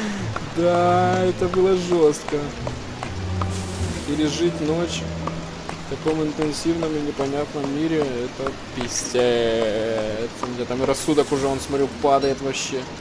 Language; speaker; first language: Russian; native; Russian